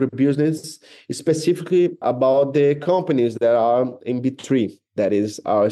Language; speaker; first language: English; non-native, fluent; Portuguese